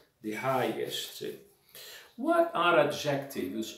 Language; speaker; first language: English; non-native, fluent; Portuguese